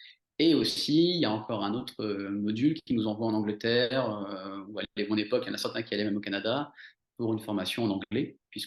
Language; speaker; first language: French; native; French